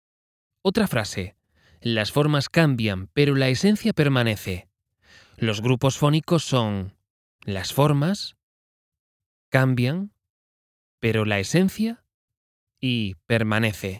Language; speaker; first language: Spanish; native; Spanish